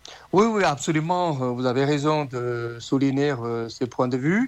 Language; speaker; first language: French; non-native, learner; Chinese